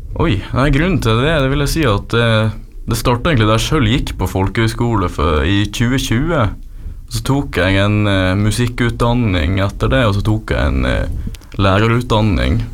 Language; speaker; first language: Norwegian; native; Norwegian